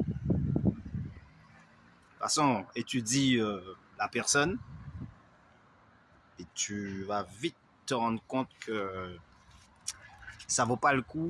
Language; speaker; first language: French; native; French